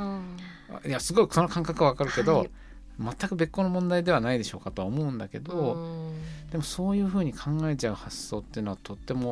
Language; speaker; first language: Japanese; native; Japanese